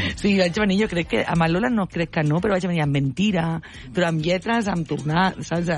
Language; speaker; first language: Catalan; non-native, local second language; Spanish